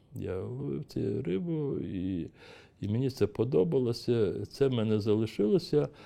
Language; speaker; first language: Ukrainian; non-native, local second language; Crimean Tatar